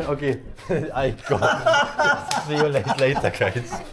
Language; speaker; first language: English; non-native, learner; German